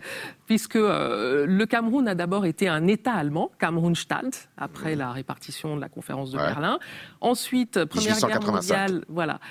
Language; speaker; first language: French; native; French